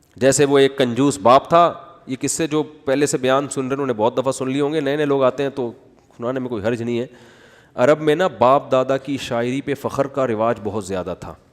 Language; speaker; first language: Urdu; native; Urdu